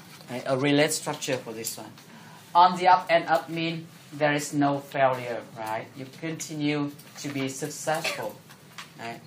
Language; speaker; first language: English; non-native, fluent; Vietnamese